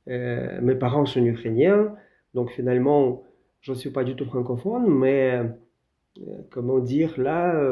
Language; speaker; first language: French; non-native, fluent; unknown